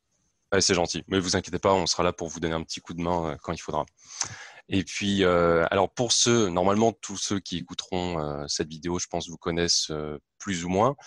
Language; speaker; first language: French; native; French